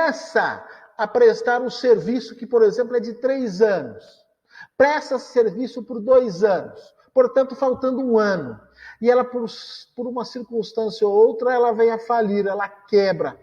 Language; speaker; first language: Portuguese; native; Portuguese